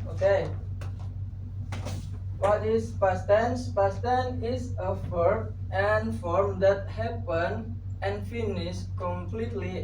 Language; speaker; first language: English; non-native, learner; Indonesian